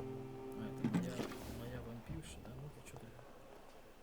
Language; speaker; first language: Russian; native; Russian